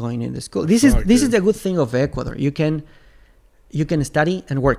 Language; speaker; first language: English; non-native, fluent; Spanish